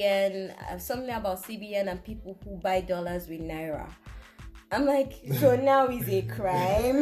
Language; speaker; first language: English; non-native, local second language; Igbo